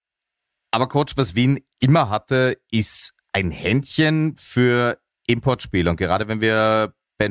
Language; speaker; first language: German; native; German